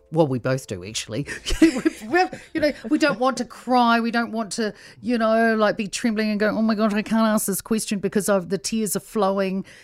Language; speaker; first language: English; non-native, local second language; Samoan